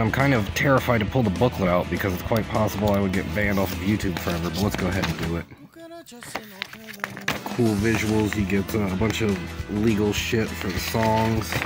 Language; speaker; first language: English; native; English